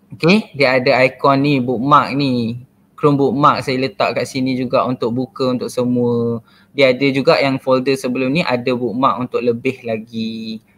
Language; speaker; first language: Malay; native; Malay